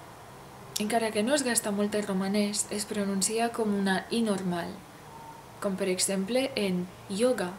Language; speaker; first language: Catalan; non-native, fluent; Romanian